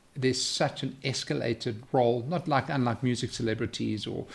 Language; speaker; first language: English; native; English